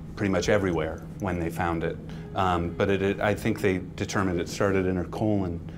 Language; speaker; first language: English; native; English